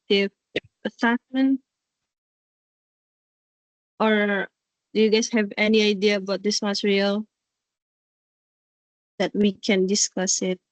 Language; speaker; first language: English; non-native, learner; Indonesian